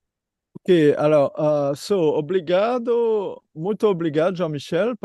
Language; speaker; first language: Portuguese; non-native, learner; French